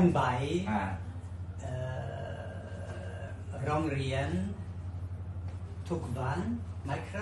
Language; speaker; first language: Thai; non-native, learner; German